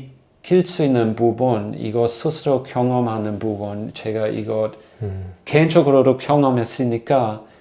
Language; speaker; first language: Korean; non-native, fluent; German